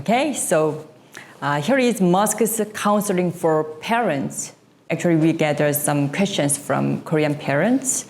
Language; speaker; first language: English; non-native, learner; Korean